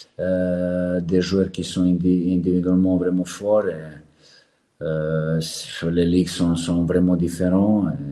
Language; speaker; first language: French; non-native, learner; Serbian